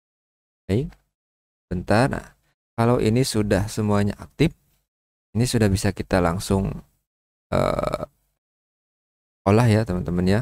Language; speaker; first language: Indonesian; native; Indonesian